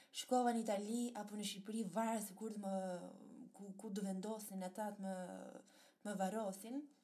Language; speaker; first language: Albanian; early bilingual, heritage; Albanian